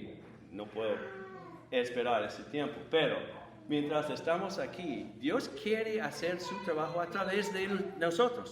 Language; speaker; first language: Spanish; non-native, fluent; English